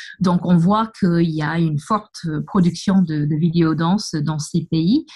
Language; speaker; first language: French; non-native, fluent; English